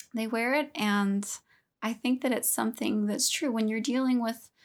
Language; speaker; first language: English; native; English